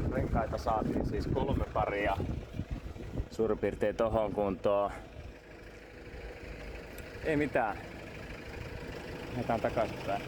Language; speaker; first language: Finnish; native; Finnish